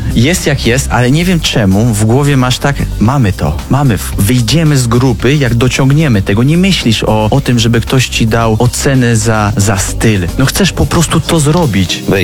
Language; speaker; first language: Polish; non-native, fluent; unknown